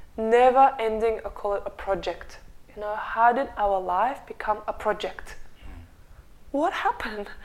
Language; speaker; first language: English; non-native, fluent; Russian